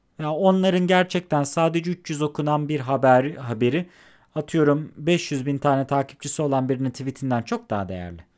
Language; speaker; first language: Turkish; native; Turkish